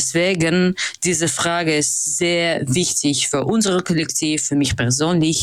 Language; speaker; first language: German; non-native, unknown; Russian